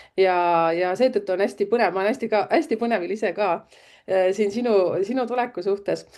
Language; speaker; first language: Estonian; native; Estonian